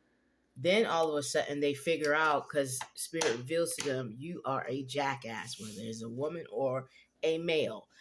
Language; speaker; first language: English; native; English